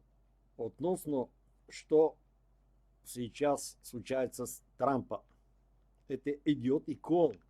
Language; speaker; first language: Russian; non-native, learner; Bulgarian